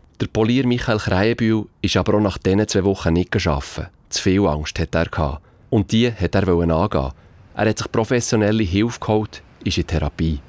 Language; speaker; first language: German; native; German